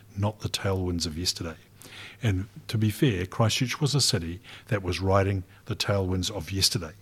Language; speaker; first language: English; native; English